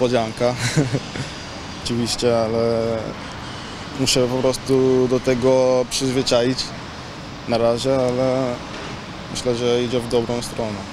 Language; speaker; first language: Polish; non-native, fluent; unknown